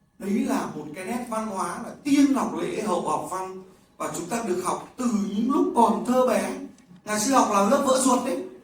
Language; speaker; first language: Vietnamese; native; Vietnamese